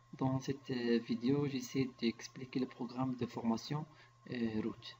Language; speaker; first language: French; non-native, local second language; Arabic